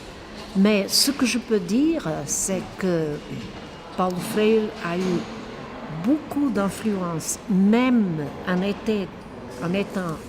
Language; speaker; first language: French; non-native, fluent; Portuguese